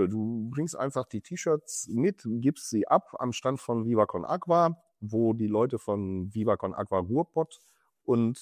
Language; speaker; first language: German; native; German